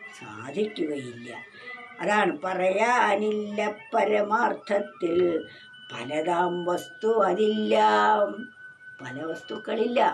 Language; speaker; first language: Malayalam; native; Malayalam